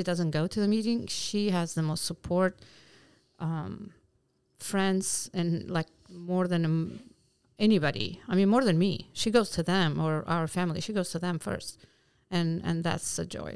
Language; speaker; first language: English; non-native, fluent; Albanian